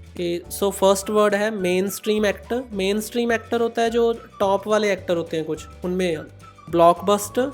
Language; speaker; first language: Hindi; non-native, local second language; Punjabi